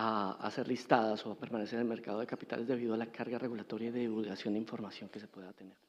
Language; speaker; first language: Spanish; native; Spanish